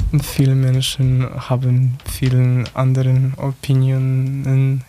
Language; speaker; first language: German; non-native, learner; Polish